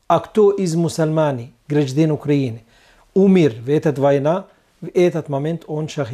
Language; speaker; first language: Russian; non-native, learner; Arabic